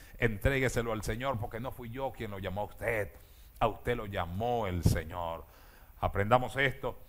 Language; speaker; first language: Spanish; native; Spanish